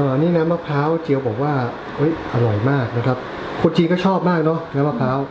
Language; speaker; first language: Thai; native; Thai